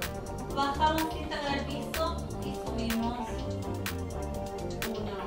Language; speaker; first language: Spanish; native; Spanish